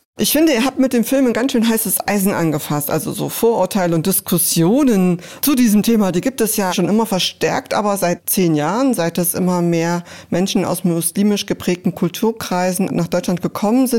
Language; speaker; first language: German; native; German